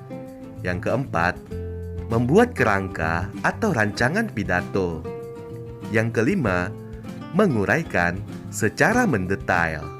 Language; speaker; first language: Indonesian; native; Indonesian